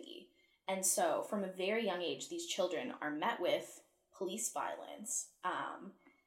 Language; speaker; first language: English; native; English